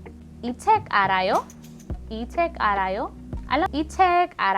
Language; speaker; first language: Korean; non-native, fluent; Filipino